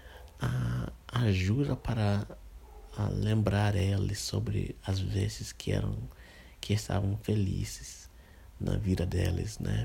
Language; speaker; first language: Portuguese; non-native, fluent; English